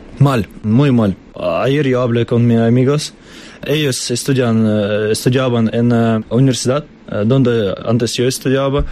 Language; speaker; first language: Spanish; non-native, learner; Russian